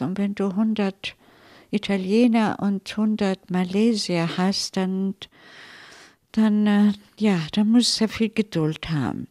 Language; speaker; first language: German; non-native, fluent; Italian